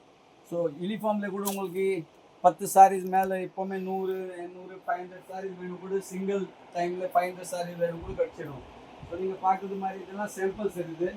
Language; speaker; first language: Tamil; non-native, fluent; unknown